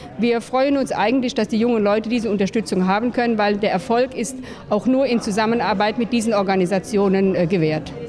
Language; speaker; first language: German; native; German